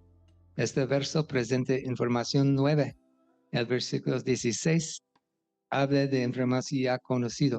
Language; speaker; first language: Spanish; non-native, fluent; English